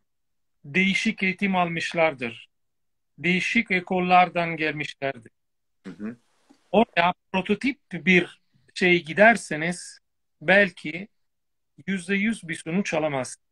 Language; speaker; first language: Turkish; non-native, fluent; Italian